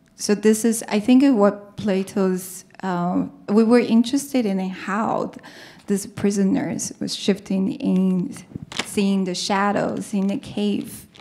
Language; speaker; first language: English; non-native, fluent; Chinese